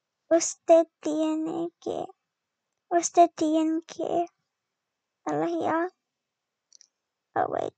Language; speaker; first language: Spanish; non-native, learner; English